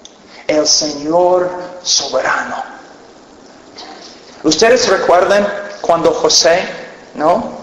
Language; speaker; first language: Spanish; non-native, fluent; English